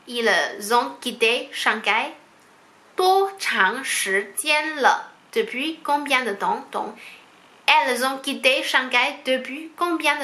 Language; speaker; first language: French; non-native, fluent; Chinese